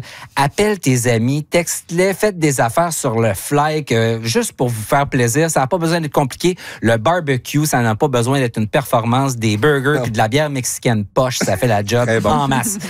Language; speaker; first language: French; native; French